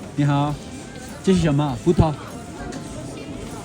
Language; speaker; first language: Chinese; non-native, learner; Urdu